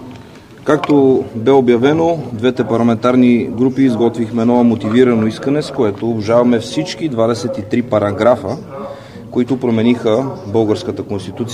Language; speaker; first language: Bulgarian; native; Bulgarian